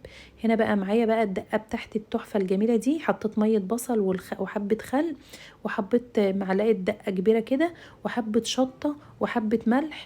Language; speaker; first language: Arabic; native; Arabic